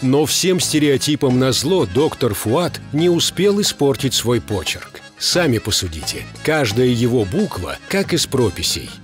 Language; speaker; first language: Russian; native; Russian